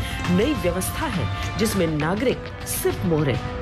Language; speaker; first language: Hindi; native; Hindi